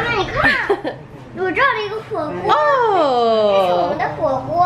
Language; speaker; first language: Chinese; early bilingual, heritage; Chinese